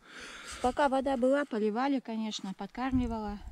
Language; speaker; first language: Russian; native; Russian